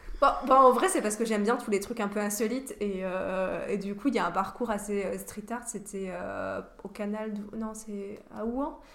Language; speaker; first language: French; native; French